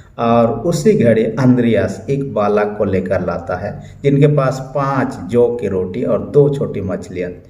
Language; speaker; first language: Hindi; non-native, local second language; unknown